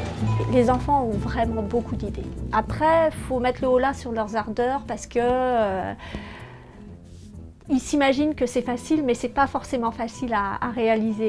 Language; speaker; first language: French; native; French